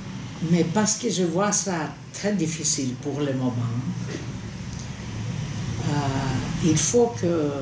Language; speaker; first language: French; non-native, fluent; Greek